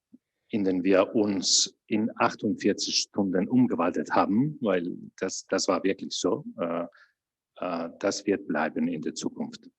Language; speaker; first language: German; non-native, fluent; Spanish